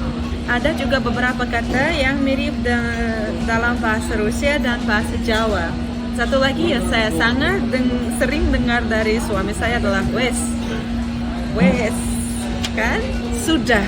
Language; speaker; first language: Indonesian; non-native, fluent; Russian